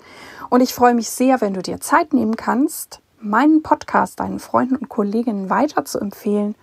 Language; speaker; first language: German; native; German